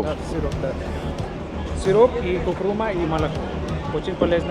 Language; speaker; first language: Russian; non-native, learner; Hindi